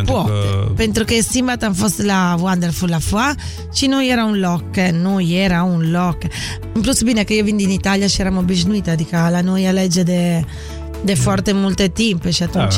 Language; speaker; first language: Romanian; non-native, fluent; Italian